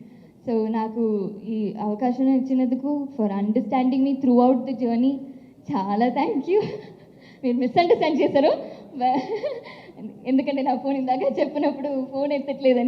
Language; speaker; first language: Telugu; non-native, local second language; Tamil